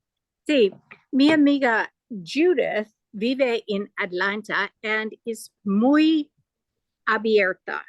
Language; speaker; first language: Spanish; non-native, learner; English